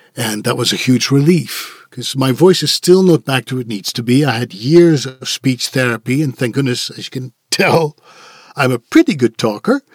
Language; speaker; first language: English; non-native, fluent; Dutch